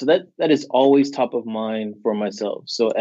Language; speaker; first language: English; native; English